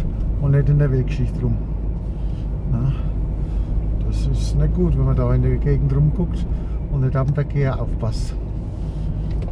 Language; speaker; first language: German; native; German